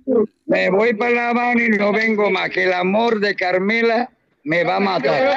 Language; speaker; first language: Spanish; native; Spanish